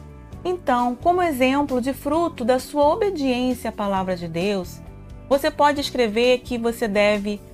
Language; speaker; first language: Portuguese; native; Portuguese